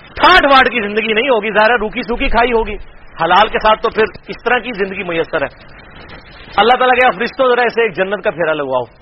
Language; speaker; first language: Urdu; non-native, local second language; Punjabi